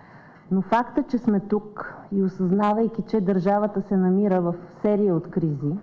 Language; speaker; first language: Bulgarian; native; Bulgarian